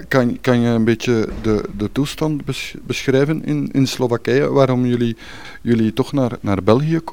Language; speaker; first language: Dutch; non-native, learner; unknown